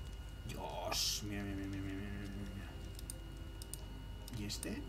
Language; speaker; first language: Spanish; native; Spanish